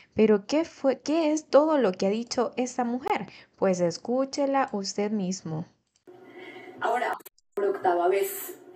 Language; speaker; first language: Spanish; native; Spanish